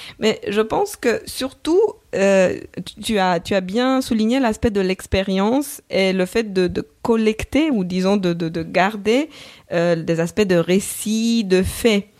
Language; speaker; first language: French; non-native, fluent; Romanian